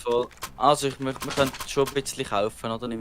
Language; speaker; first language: German; native; German